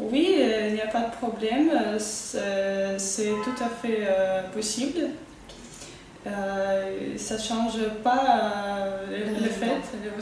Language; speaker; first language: French; non-native, fluent; Russian